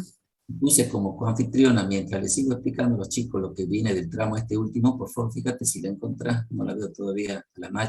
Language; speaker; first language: Spanish; native; Spanish